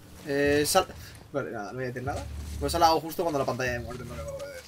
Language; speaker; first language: Spanish; native; Spanish